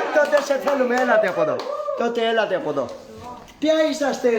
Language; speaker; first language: Greek; non-native, learner; Urdu